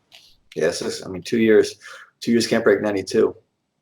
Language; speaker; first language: English; native; English